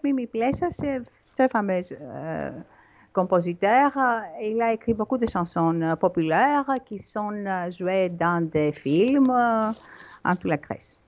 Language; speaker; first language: French; non-native, learner; Greek